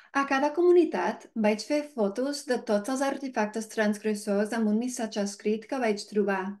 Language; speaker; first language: Catalan; non-native, fluent; English